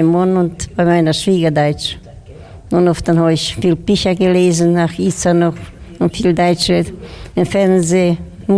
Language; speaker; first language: German; non-native, fluent; Slovak